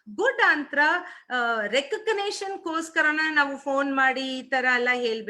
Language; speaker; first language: Kannada; non-native, learner; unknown